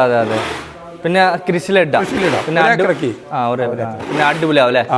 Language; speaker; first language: Malayalam; non-native, learner; Bangla